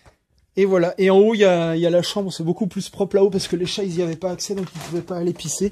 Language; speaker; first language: French; native; French